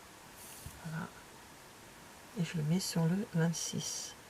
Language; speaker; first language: French; native; French